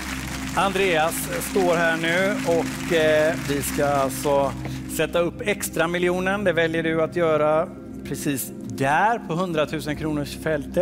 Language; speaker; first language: Swedish; native; Swedish